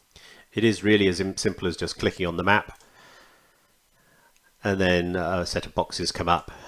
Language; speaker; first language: English; native; English